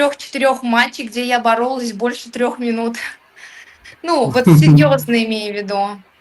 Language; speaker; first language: Russian; native; Russian